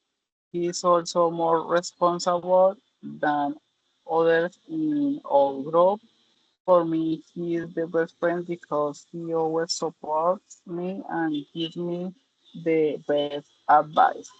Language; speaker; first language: English; non-native, learner; Spanish